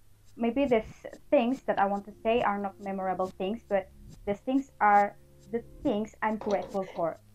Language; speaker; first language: English; non-native, fluent; Indonesian